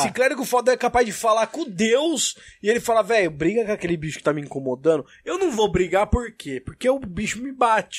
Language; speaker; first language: Portuguese; native; Portuguese